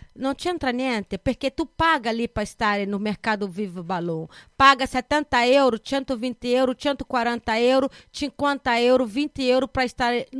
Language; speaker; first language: Italian; non-native, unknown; Portuguese